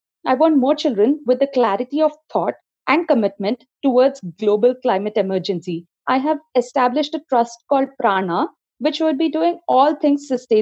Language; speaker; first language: English; non-native, local second language; Telugu